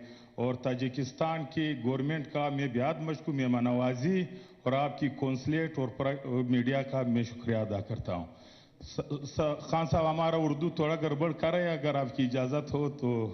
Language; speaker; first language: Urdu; non-native, local second language; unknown